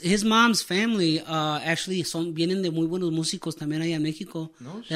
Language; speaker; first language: Spanish; early bilingual, heritage; Spanish